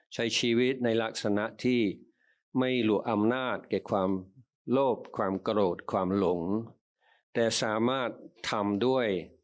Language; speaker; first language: Thai; non-native, fluent; English